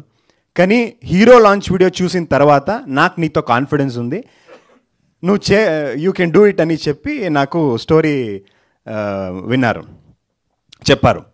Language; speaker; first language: Telugu; non-native, learner; Kannada